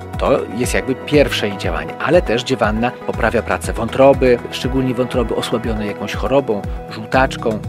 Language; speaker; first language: Polish; native; Polish